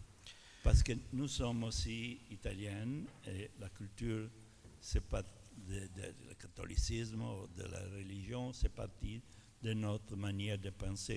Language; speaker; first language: French; non-native, fluent; Italian